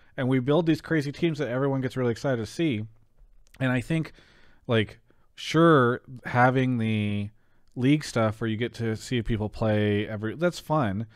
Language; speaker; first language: English; native; English